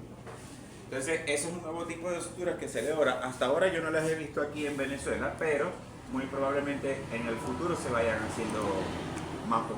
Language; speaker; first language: Spanish; native; Spanish